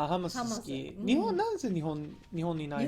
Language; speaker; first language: Japanese; non-native, fluent; English